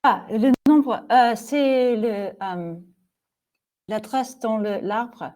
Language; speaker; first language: French; non-native, fluent; English